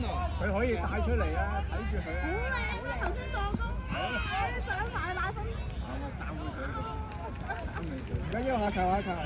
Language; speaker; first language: Chinese; native; Chinese